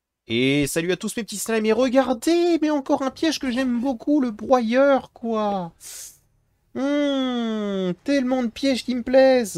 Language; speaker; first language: French; native; French